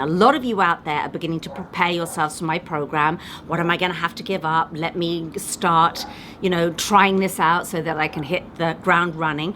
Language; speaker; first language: English; native; English